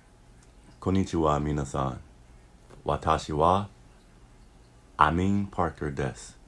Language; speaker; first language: Japanese; non-native, learner; English